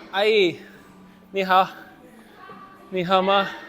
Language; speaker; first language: Chinese; non-native, learner; English